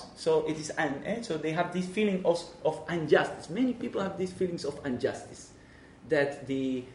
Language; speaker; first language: English; non-native, fluent; Spanish